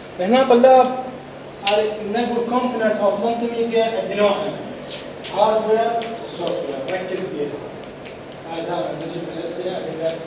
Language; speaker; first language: Arabic; native; Arabic